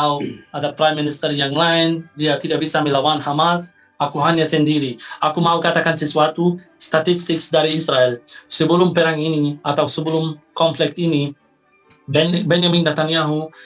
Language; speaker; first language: Indonesian; non-native, fluent; Arabic